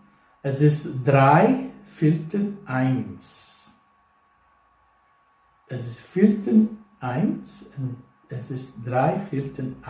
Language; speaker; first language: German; non-native, fluent; English